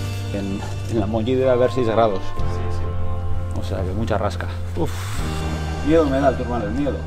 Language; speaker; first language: Spanish; native; Spanish